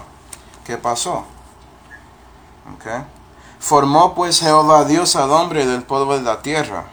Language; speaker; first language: Spanish; non-native, fluent; English